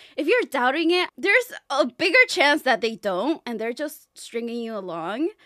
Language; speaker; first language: English; non-native, fluent; Spanish